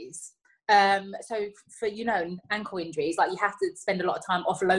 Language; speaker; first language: English; native; English